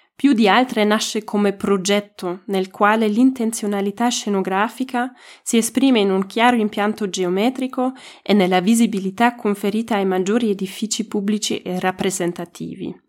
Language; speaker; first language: Italian; non-native, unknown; German